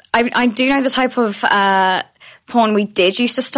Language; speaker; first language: English; native; English